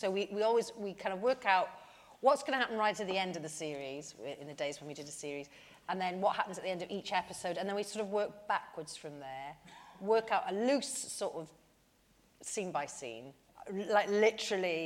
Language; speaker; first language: English; native; English